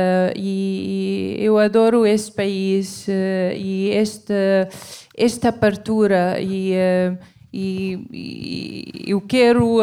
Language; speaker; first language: Portuguese; non-native, fluent; Arabic